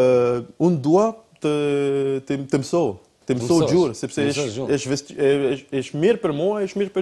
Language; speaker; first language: Albanian; non-native, learner; French